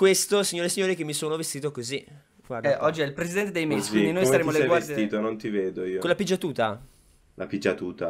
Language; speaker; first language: Italian; native; Italian